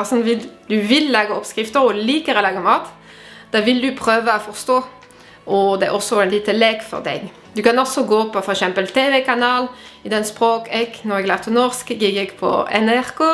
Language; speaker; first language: Norwegian; non-native, fluent; French